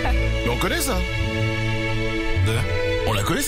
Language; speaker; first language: French; native; French